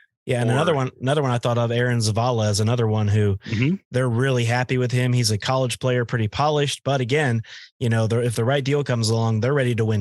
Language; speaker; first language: English; native; English